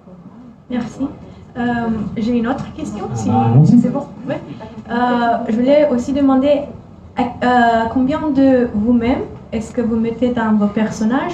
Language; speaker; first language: French; non-native, fluent; Romanian